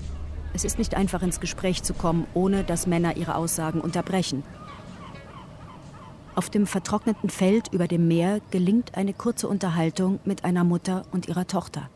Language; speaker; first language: German; native; German